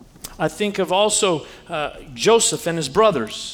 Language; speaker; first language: English; native; English